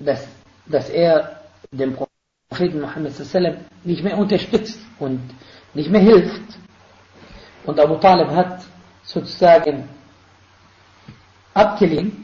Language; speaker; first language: German; non-native, fluent; Arabic